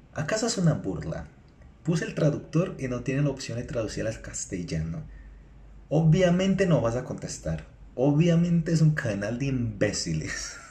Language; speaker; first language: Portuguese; native; Portuguese